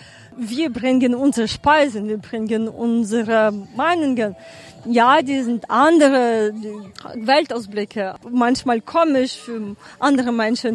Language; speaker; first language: German; non-native, fluent; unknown